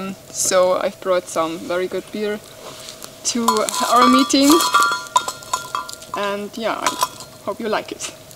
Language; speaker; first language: English; non-native, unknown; German